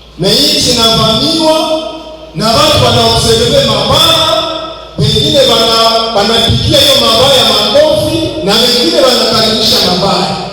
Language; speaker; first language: Swahili; native; Swahili